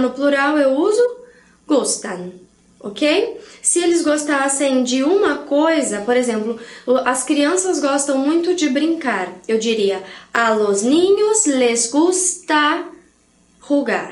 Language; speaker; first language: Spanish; non-native, fluent; Portuguese